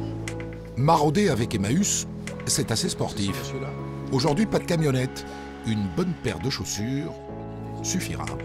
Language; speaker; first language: French; native; French